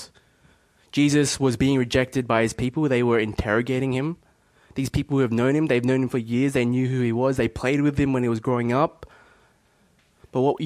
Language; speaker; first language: English; native; English